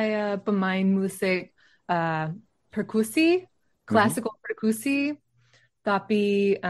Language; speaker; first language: Indonesian; non-native, learner; English